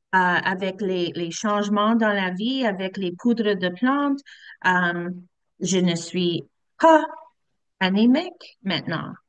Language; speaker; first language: French; non-native, learner; English